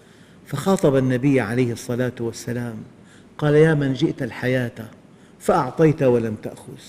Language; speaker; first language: Arabic; native; Arabic